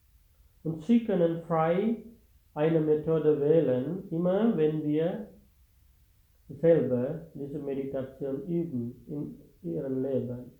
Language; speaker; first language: German; non-native, fluent; Sinhala